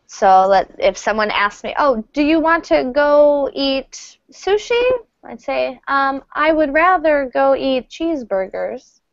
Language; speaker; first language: English; native; English